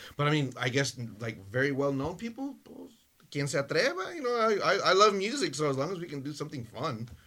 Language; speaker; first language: English; native; English